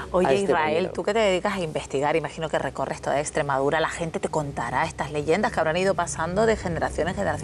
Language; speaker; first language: Spanish; native; Spanish